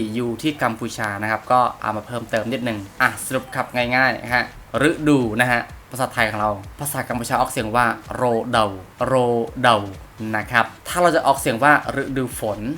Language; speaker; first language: Thai; non-native, fluent; Khmer